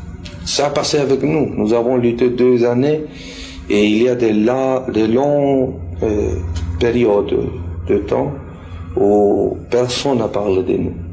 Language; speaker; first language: French; non-native, fluent; Spanish